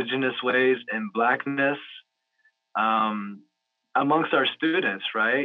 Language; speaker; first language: English; native; English